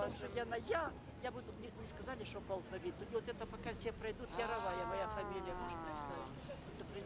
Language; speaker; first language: Russian; native; Russian